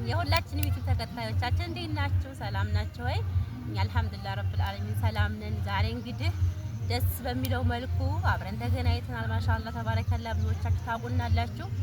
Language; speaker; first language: Amharic; native; Amharic